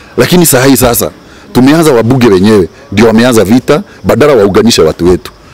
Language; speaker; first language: Swahili; non-native, local second language; Kikuyu